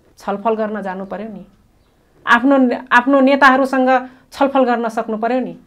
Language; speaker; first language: Nepali; non-native, local second language; Rana Tharu